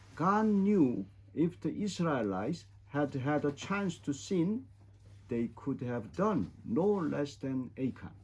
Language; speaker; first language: English; non-native, fluent; Korean